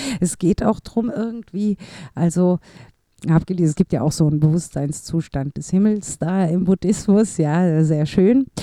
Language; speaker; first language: German; native; German